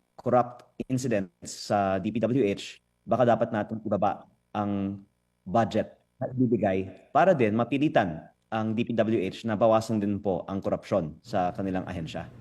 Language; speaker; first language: Filipino; native; Filipino